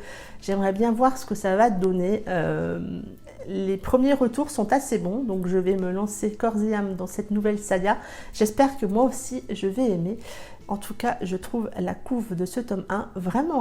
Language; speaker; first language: French; native; French